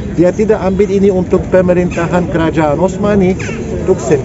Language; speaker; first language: Indonesian; non-native, learner; Turkish